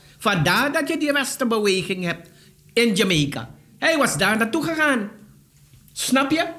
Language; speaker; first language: Dutch; native; Dutch